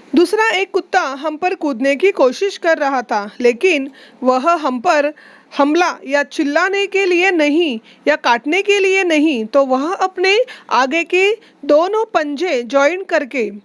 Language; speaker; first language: Hindi; non-native, local second language; Marathi